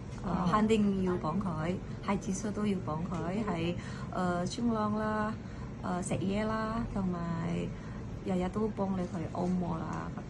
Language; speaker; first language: Cantonese; non-native, learner; Indonesian